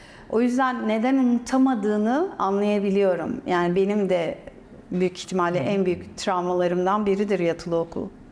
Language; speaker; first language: Turkish; native; Turkish